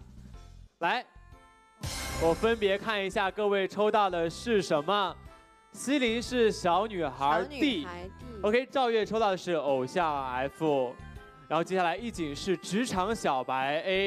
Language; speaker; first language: Chinese; native; Chinese